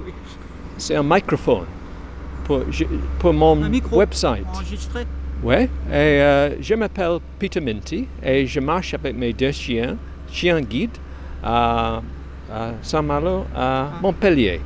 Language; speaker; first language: French; non-native, learner; English